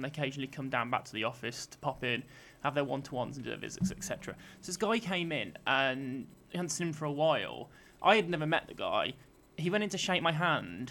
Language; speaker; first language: English; native; English